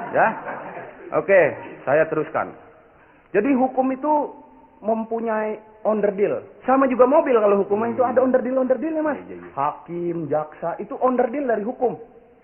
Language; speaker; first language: Indonesian; native; Indonesian